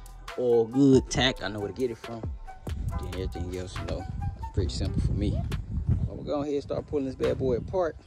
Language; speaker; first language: English; native; English